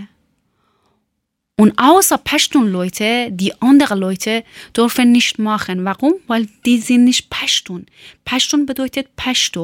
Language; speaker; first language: German; non-native, learner; Persian